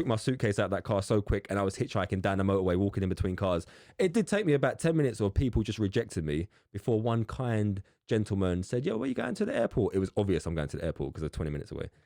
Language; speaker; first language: English; native; English